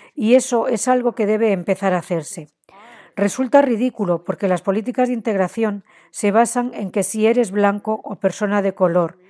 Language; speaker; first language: Spanish; non-native, fluent; Chinese